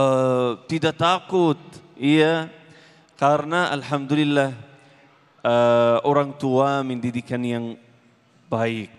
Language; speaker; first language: Indonesian; non-native, learner; Arabic